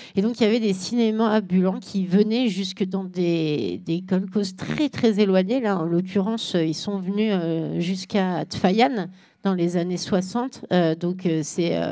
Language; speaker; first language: French; native; French